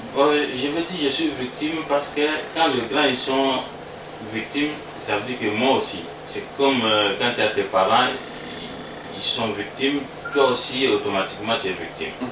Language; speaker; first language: French; non-native, local second language; Lingala